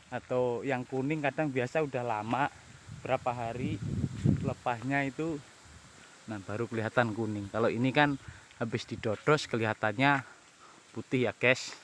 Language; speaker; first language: Indonesian; non-native, local second language; Javanese